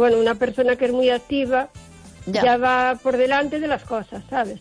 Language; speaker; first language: Spanish; native; Spanish